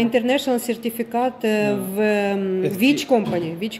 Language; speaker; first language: English; non-native, learner; Russian